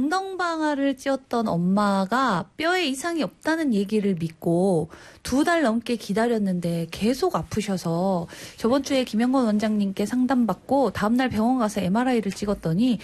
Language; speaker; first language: Korean; native; Korean